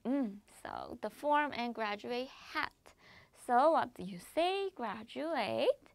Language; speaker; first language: English; non-native, fluent; Korean